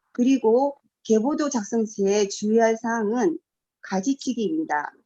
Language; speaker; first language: Korean; native; Korean